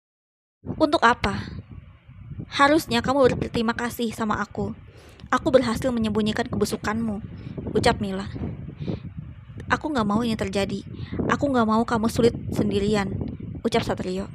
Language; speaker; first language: Indonesian; native; Indonesian